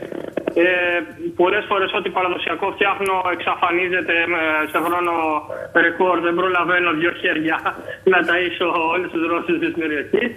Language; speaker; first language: Greek; native; Greek